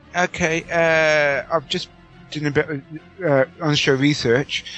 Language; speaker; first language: English; native; English